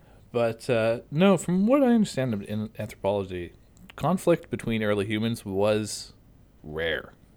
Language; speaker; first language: English; native; English